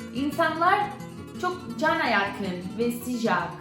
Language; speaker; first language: Turkish; non-native, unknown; Catalan